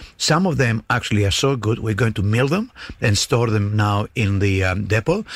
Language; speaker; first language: English; non-native, fluent; Greek